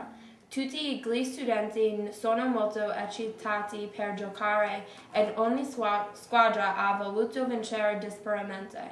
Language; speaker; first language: Italian; non-native, learner; English